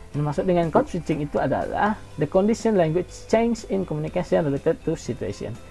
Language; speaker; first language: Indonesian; non-native, local second language; Minangkabau